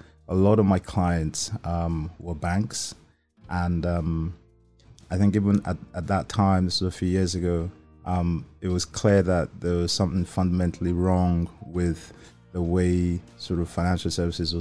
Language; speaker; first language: English; non-native, local second language; Yoruba